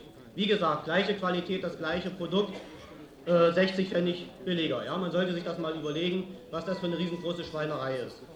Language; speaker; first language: German; native; German